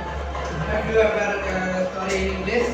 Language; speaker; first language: English; non-native, learner; Indonesian